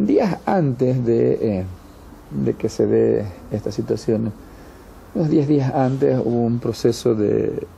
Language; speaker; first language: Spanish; native; Spanish